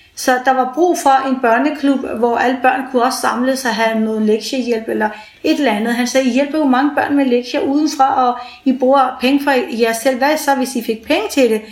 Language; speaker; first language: Danish; early bilingual, other home language; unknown